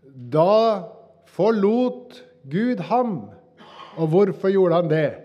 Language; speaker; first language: Norwegian; native; Norwegian